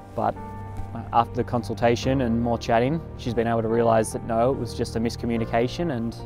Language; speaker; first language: English; native; English